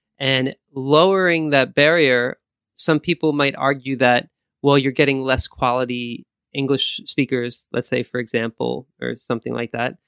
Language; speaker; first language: English; native; English